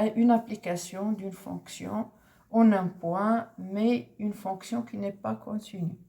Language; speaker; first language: French; non-native, local second language; Arabic